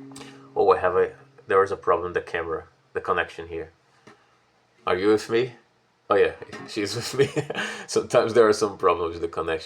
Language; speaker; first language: English; non-native, fluent; Portuguese